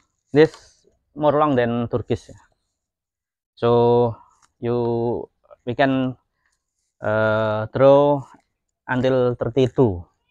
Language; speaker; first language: English; non-native, learner; Indonesian